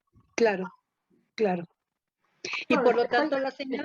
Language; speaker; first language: Spanish; native; Spanish